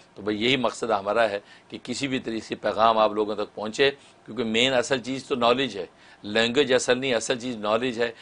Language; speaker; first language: Urdu; native; Urdu